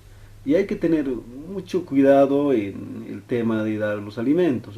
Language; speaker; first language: Spanish; native; Spanish